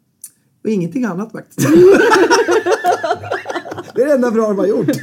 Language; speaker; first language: Swedish; native; Swedish